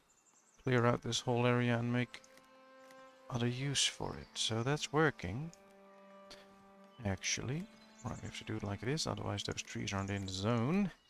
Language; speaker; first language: English; non-native, fluent; Dutch